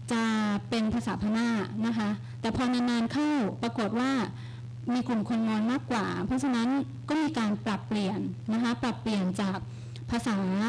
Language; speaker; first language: Thai; native; Thai